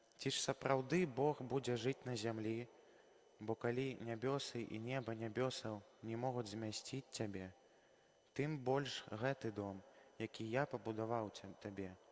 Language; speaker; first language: Belarusian; native; Belarusian